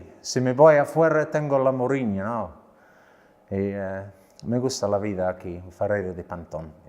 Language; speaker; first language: Spanish; non-native, learner; English